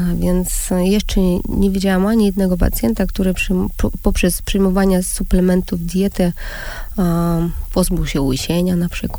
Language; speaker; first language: Polish; non-native, fluent; Russian